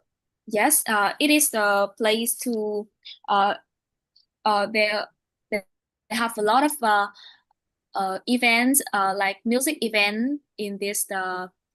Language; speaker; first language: English; non-native, learner; Vietnamese